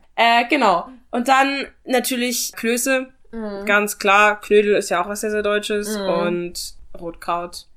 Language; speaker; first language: German; native; German